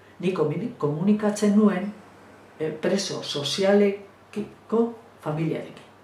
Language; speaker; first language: Basque; non-native, local second language; Spanish